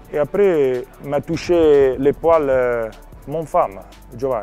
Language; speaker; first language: French; non-native, learner; Italian